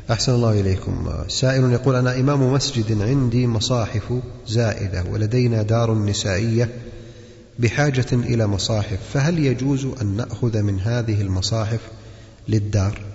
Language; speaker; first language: Arabic; native; Arabic